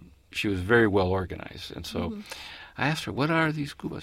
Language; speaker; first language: English; early bilingual, other home language; Spanish